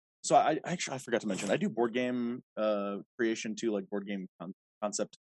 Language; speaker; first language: English; native; English